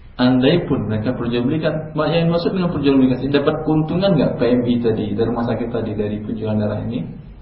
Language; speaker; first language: Indonesian; non-native, local second language; Minangkabau